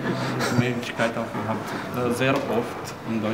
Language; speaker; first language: German; non-native, fluent; Italian